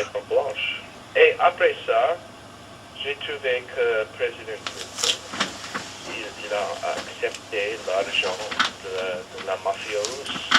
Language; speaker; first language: French; non-native, learner; English